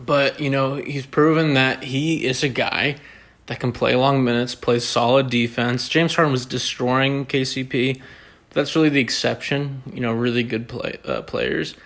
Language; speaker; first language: English; native; English